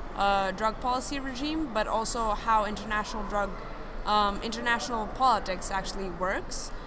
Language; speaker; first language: English; non-native, fluent; Serbian